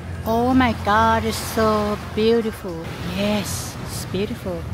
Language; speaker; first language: English; non-native, learner; Thai